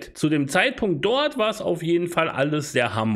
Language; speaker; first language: German; native; German